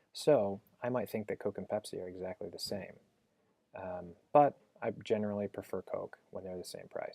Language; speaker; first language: English; native; English